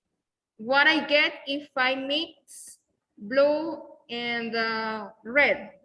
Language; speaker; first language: English; non-native, fluent; Spanish